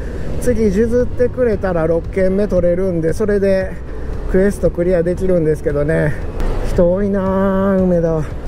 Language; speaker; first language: Japanese; native; Japanese